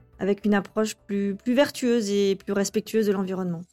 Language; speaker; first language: French; native; French